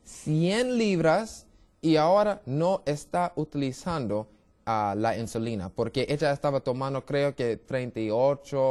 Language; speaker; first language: Spanish; non-native, learner; English